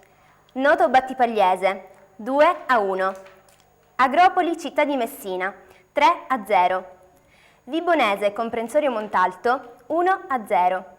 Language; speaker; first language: Italian; native; Italian